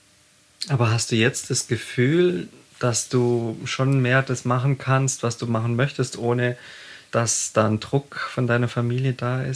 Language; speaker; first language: German; native; German